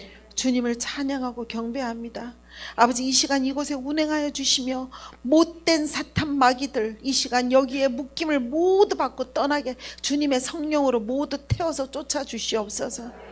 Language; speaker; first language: Korean; native; Korean